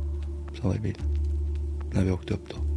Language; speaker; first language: Swedish; early bilingual, other home language; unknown